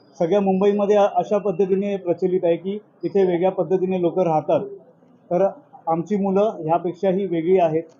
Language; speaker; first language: Marathi; native; Marathi